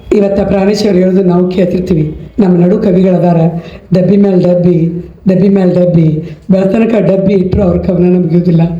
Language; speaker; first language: Kannada; non-native, local second language; Konkani